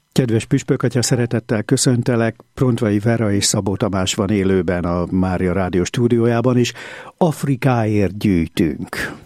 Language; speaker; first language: Hungarian; native; Hungarian